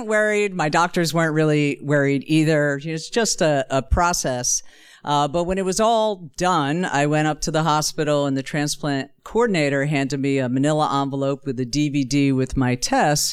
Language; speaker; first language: English; native; English